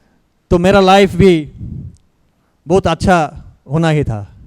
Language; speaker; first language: Hindi; non-native, learner; Bangla